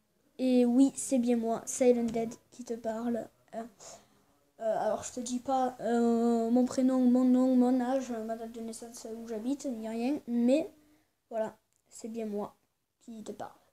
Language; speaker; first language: French; native; French